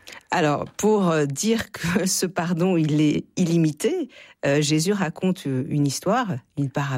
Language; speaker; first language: French; native; French